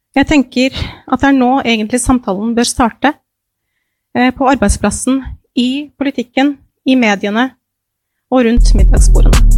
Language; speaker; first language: Norwegian; non-native, fluent; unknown